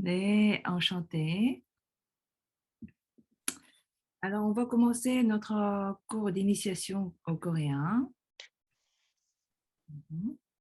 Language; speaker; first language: French; early bilingual, other home language; Korean